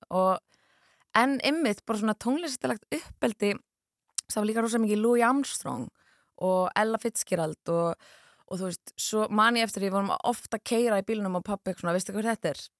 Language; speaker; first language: Icelandic; native; Icelandic